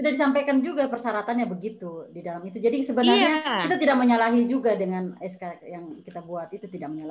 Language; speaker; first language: Indonesian; native; Indonesian